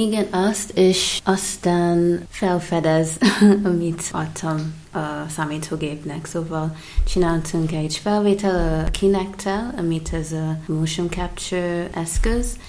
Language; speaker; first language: Hungarian; non-native, fluent; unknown